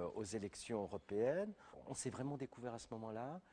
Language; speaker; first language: French; native; French